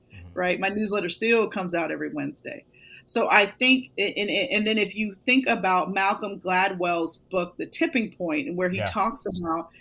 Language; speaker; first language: English; native; English